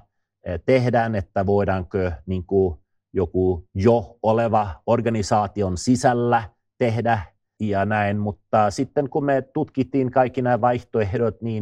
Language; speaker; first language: Finnish; non-native, fluent; Swedish